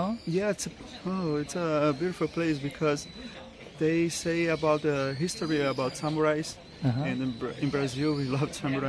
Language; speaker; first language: English; non-native, learner; Portuguese